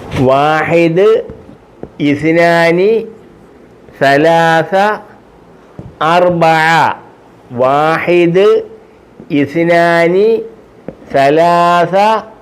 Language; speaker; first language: Arabic; non-native, fluent; Malayalam